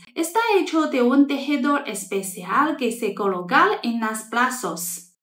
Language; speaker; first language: Spanish; non-native, fluent; Chinese